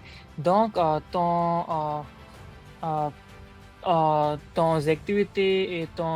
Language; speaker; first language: French; non-native, learner; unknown